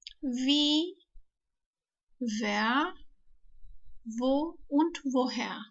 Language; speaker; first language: German; non-native, fluent; Turkish